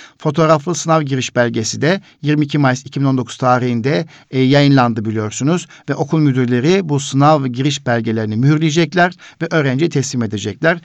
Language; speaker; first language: Turkish; native; Turkish